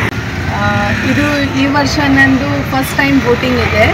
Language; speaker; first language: Kannada; non-native, local second language; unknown